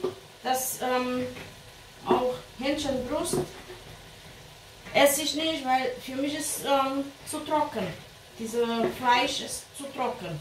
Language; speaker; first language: German; non-native, fluent; Portuguese